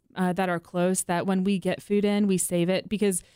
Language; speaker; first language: English; native; English